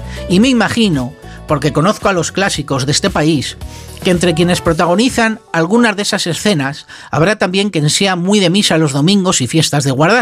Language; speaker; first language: Spanish; native; Spanish